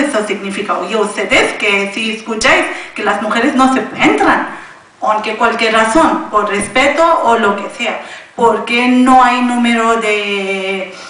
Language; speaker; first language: Spanish; non-native, learner; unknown